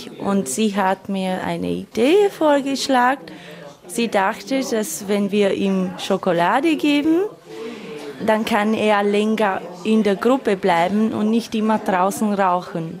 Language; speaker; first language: German; non-native, learner; Romanian